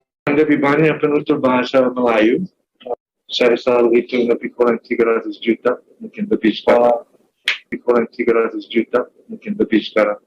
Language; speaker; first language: Indonesian; non-native, fluent; English